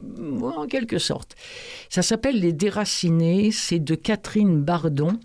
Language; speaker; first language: French; native; French